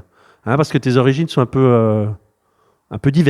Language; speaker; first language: French; native; French